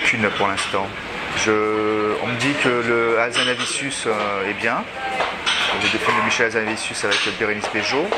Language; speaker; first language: French; native; French